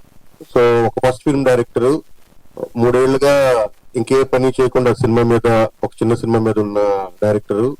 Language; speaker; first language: Telugu; native; Telugu